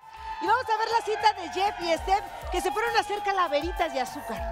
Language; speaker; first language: Spanish; native; Spanish